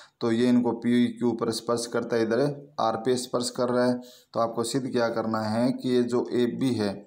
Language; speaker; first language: Hindi; native; Hindi